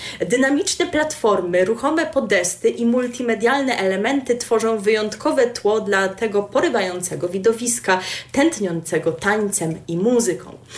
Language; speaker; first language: Polish; native; Polish